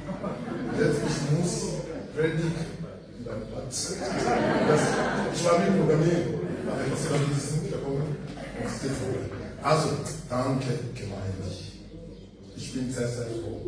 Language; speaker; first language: German; non-native, learner; French